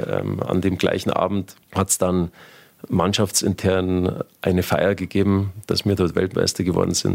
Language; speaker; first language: German; native; German